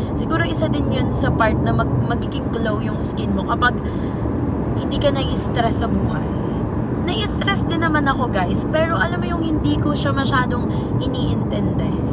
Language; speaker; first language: Filipino; non-native, local second language; Waray